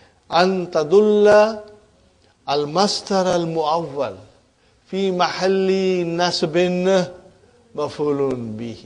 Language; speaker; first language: Arabic; non-native, fluent; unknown